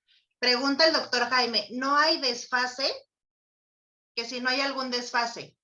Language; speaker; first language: Spanish; native; Spanish